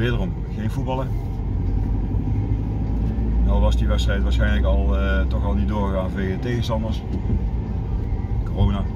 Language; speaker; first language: Dutch; native; Dutch